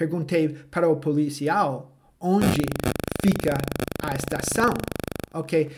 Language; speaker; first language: Portuguese; non-native, fluent; English